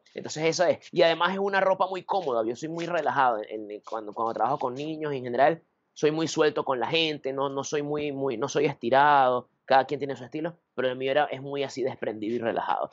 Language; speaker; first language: Spanish; native; Spanish